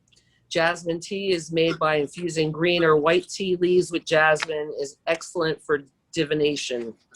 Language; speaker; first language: English; native; English